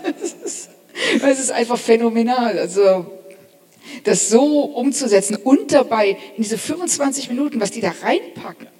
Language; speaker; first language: German; native; German